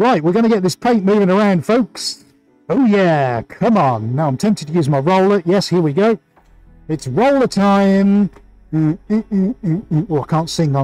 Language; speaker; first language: English; native; English